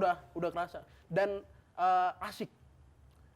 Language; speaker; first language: Indonesian; native; Indonesian